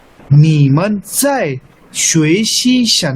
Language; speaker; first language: Chinese; non-native, fluent; Urdu